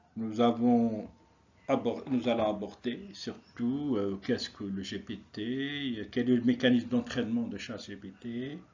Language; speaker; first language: French; non-native, local second language; Arabic